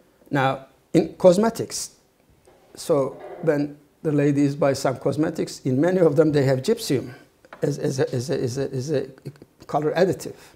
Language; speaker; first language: English; non-native, fluent; Turkish